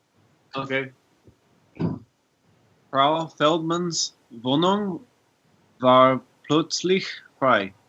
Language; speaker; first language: German; non-native, learner; English